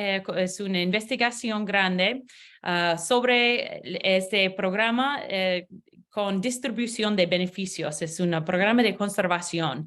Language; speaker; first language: Spanish; non-native, learner; English